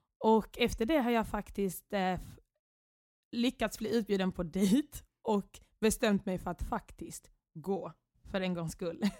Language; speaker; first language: Swedish; early bilingual, other home language; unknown